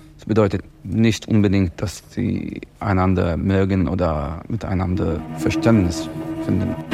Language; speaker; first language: German; non-native, fluent; Arabic